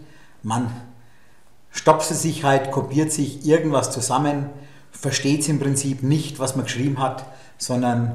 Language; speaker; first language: German; native; German